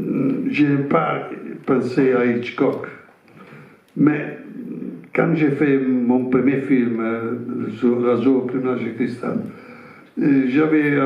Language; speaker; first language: French; non-native, fluent; Italian